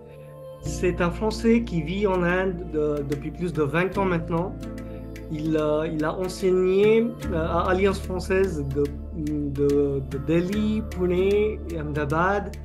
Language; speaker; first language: French; non-native, fluent; Marathi